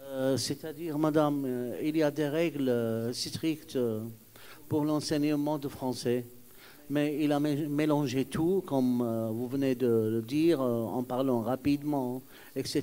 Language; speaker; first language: French; non-native, fluent; Arabic